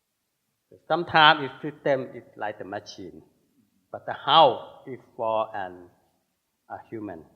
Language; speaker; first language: English; non-native, learner; Thai